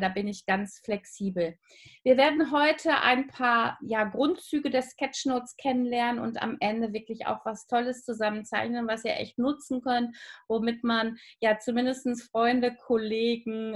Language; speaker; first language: German; native; German